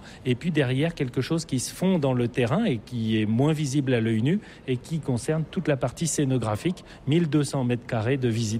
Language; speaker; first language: French; native; French